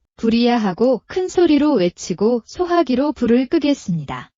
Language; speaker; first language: Korean; non-native, learner; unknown